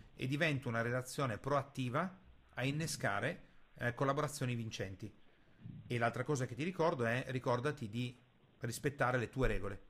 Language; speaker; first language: Italian; native; Italian